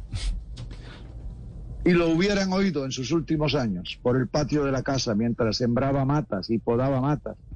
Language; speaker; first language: Spanish; native; Spanish